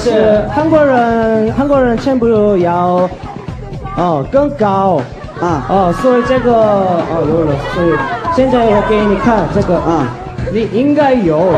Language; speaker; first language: Chinese; non-native, learner; Korean